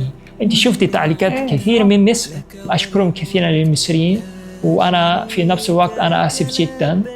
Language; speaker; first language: Arabic; non-native, fluent; Korean